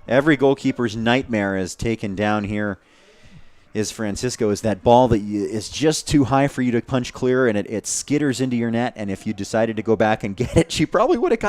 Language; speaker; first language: English; native; English